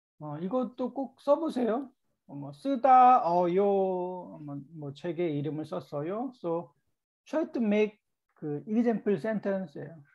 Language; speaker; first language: Korean; native; Korean